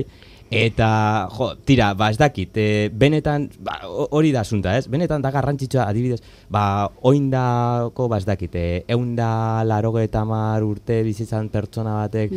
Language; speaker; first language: Basque; native; Basque